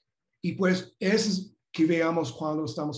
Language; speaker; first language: Spanish; non-native, fluent; English